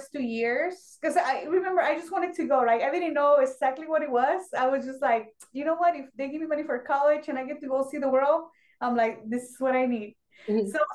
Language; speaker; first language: English; non-native, fluent; Spanish